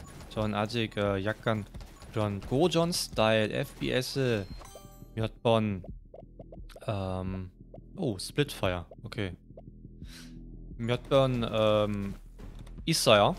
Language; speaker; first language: Korean; non-native, fluent; German